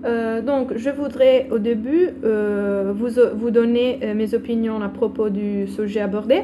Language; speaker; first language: French; non-native, fluent; Italian